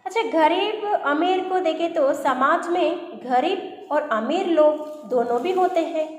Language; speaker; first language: Hindi; non-native, local second language; Telugu